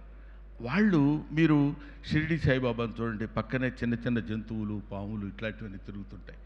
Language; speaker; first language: Telugu; native; Telugu